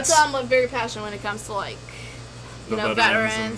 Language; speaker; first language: English; non-native, fluent; Albanian